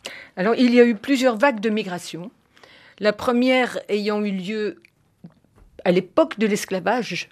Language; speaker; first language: French; native; French